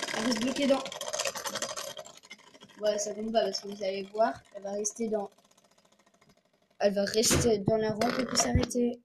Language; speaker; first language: French; native; French